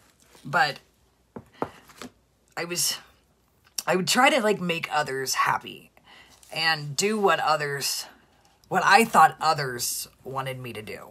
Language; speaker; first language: English; native; English